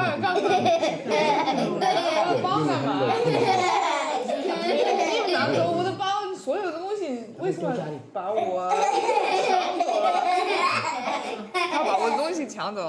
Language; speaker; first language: Chinese; non-native, learner; English